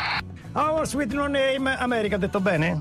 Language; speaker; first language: Italian; native; Italian